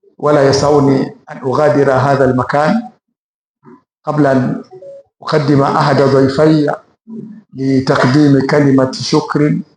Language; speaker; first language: Arabic; non-native, fluent; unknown